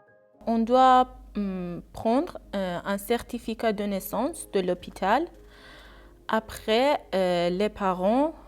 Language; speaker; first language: French; non-native, learner; Persian